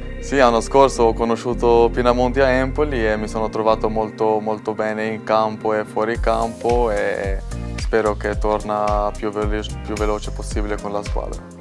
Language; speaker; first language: Italian; non-native, fluent; Albanian